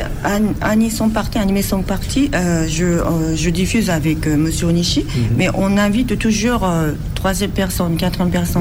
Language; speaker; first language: French; non-native, fluent; Japanese